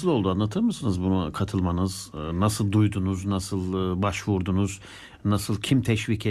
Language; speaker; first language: Turkish; native; Turkish